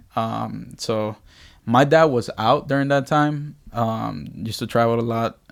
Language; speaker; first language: English; early bilingual, other home language; Spanish